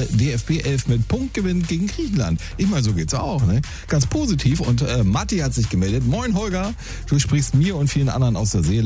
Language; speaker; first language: German; native; German